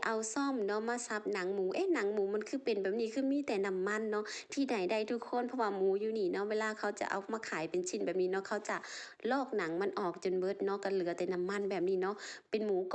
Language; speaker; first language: Thai; non-native, local second language; Lao